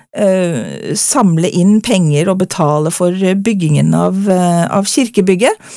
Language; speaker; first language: Norwegian; native; Norwegian